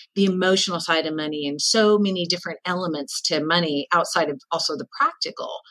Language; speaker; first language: English; native; English